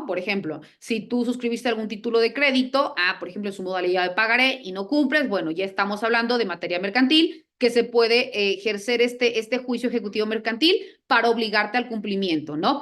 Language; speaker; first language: Spanish; native; Spanish